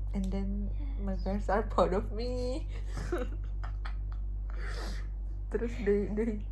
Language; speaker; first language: English; non-native, local second language; Indonesian